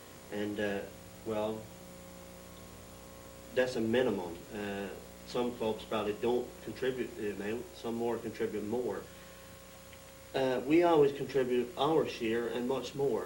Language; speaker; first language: English; native; English